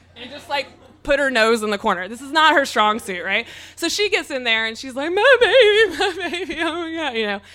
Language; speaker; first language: English; native; English